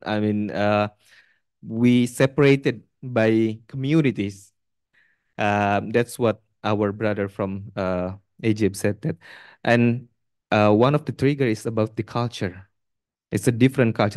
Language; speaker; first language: English; non-native, fluent; Indonesian